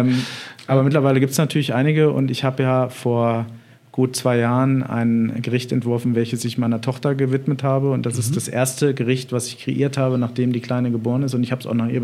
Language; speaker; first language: German; native; German